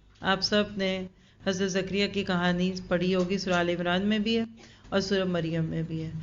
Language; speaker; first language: Urdu; native; Urdu